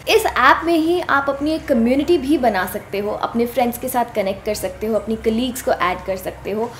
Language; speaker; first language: Hindi; native; Hindi